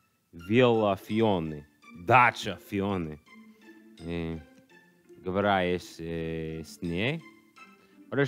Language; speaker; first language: Russian; non-native, learner; English